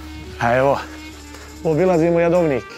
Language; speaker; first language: Croatian; native; Croatian